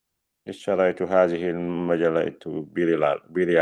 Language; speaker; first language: Arabic; non-native, learner; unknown